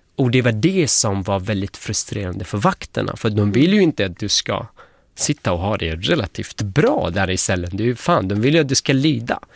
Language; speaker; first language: Swedish; non-native, fluent; Arabic